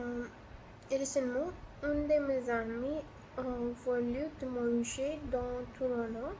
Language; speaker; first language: French; non-native, learner; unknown